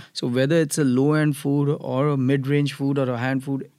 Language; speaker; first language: English; non-native, local second language; Gujarati